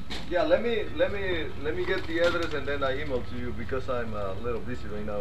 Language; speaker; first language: English; non-native, learner; Spanish